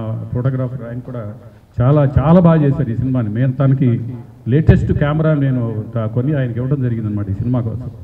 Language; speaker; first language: Telugu; native; Telugu